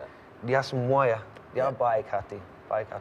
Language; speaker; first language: Indonesian; non-native, learner; English